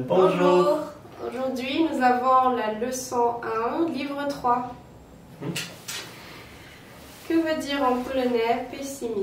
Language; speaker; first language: French; non-native, fluent; Polish